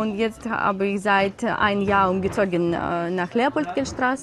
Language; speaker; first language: German; non-native, learner; Ukrainian